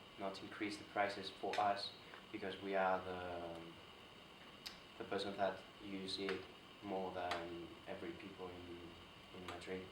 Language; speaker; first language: English; non-native, fluent; Spanish